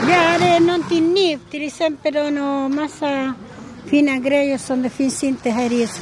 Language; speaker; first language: Swedish; non-native, learner; Spanish